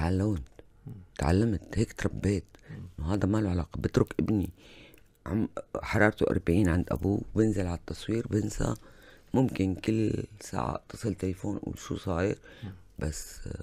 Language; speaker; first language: Arabic; native; Arabic